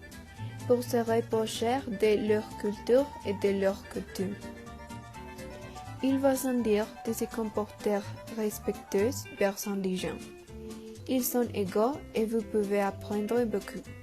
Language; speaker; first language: French; non-native, learner; Spanish